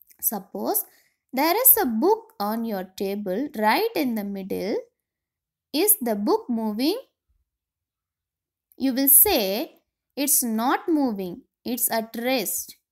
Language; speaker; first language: English; non-native, local second language; Tamil